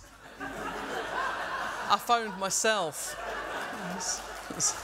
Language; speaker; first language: English; native; English